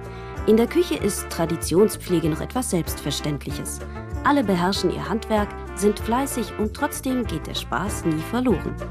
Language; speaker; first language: German; native; German